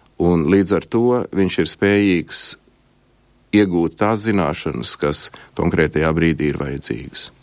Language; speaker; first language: Latvian; native; Latvian